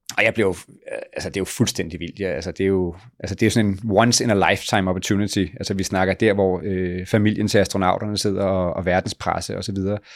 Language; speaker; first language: Danish; native; Danish